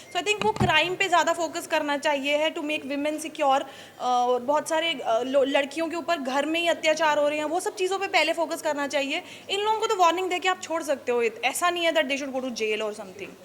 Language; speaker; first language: Hindi; native; Hindi